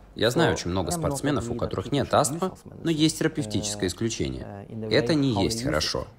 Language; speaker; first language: Russian; non-native, fluent; Norwegian